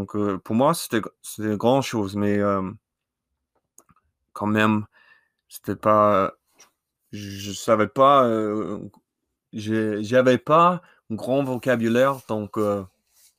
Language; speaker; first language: French; non-native, learner; English